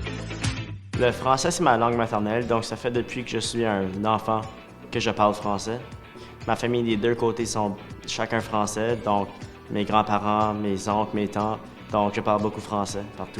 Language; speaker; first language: French; native; French